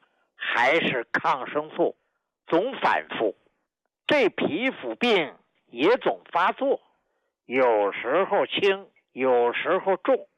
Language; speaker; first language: Chinese; native; Chinese